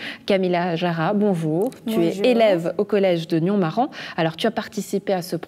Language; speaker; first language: French; native; French